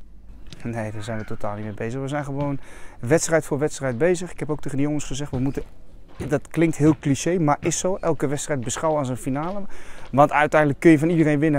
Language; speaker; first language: Dutch; native; Dutch